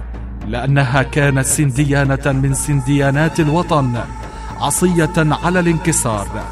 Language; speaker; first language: Arabic; native; Arabic